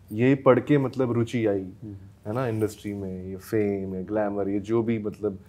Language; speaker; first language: Hindi; native; Hindi